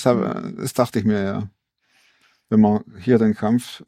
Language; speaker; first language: German; native; German